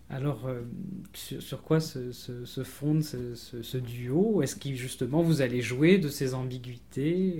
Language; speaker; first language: French; native; French